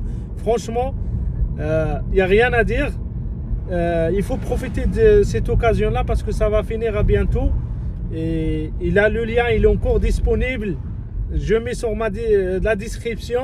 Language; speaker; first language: French; non-native, fluent; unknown